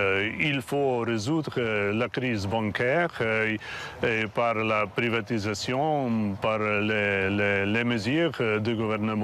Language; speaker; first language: French; non-native, fluent; Slovenian